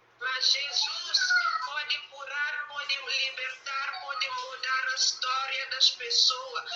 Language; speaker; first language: Portuguese; non-native, local second language; Kabuverdianu